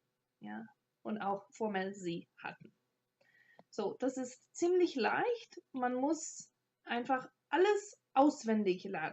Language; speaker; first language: German; non-native, fluent; English